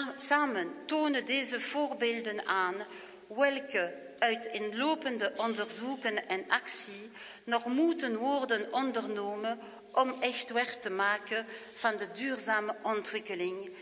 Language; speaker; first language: Dutch; non-native, local second language; French